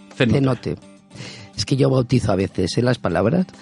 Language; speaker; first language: Spanish; native; Spanish